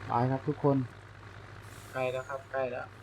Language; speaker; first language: Thai; native; Thai